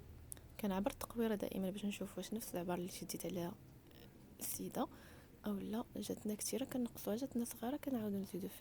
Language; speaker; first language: Arabic; native; Arabic